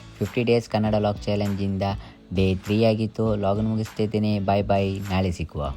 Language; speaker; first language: Kannada; non-native, local second language; Tulu